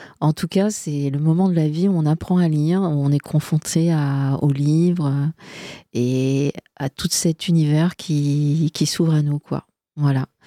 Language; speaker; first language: French; native; French